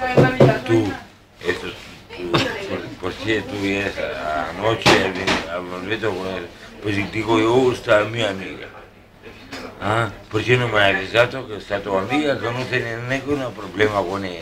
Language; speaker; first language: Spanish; non-native, learner; Romanian